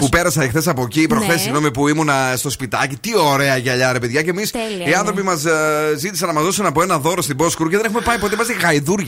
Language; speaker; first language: Greek; native; Greek